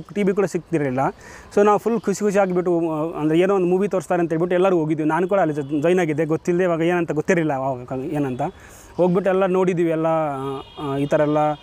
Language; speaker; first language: Kannada; non-native, local second language; Manipuri